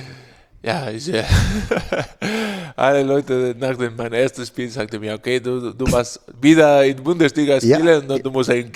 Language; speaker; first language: German; non-native, learner; Spanish